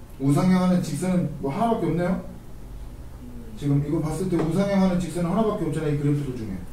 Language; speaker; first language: Korean; native; Korean